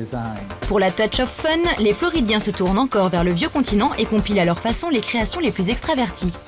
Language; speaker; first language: French; native; French